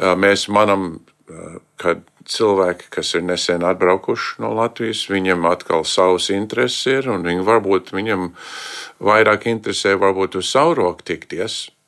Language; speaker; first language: Latvian; early bilingual, heritage; Latvian